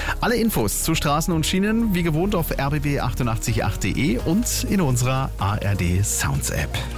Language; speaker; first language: German; native; German